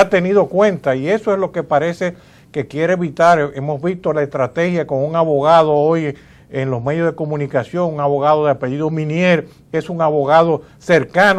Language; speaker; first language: Spanish; native; Spanish